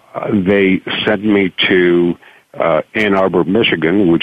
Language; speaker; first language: English; non-native, fluent; Greek